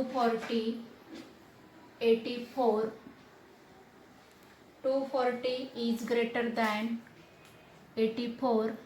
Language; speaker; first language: English; non-native, local second language; Marathi